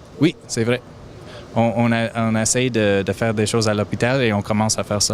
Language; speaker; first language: French; non-native, fluent; English